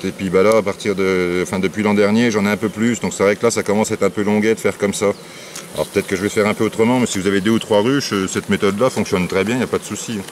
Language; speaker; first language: French; native; French